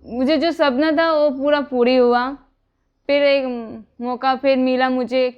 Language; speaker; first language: Hindi; non-native, local second language; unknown